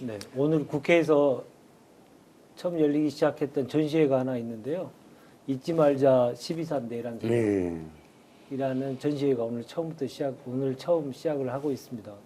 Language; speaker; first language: Korean; native; Korean